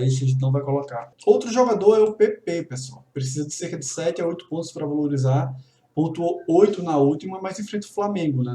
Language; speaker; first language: Portuguese; native; Portuguese